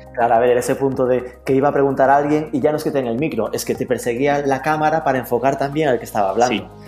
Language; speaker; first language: Spanish; native; Spanish